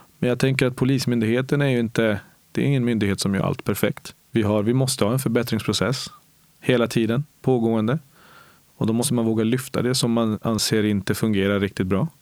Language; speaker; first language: Swedish; early bilingual, other home language; Spanish